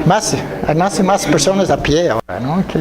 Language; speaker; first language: Spanish; non-native, fluent; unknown